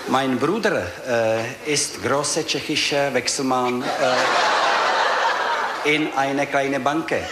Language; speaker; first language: German; non-native, learner; Czech